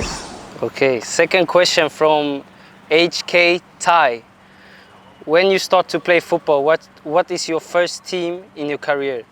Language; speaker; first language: English; non-native, fluent; Swedish